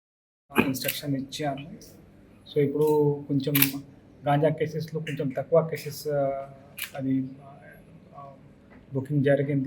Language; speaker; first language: Telugu; non-native, fluent; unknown